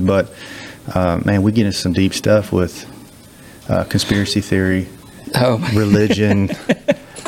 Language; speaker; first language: English; native; English